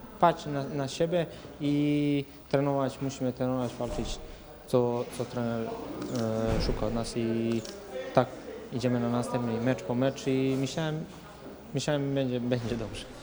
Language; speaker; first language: Polish; non-native, learner; Serbian